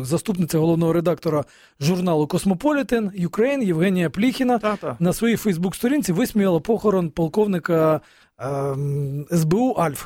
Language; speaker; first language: Ukrainian; native; Ukrainian